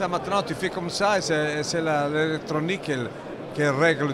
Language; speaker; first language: French; non-native, fluent; Italian